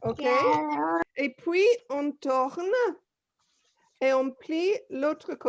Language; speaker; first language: French; non-native, fluent; English